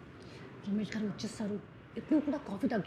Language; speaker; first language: Telugu; non-native, learner; Hindi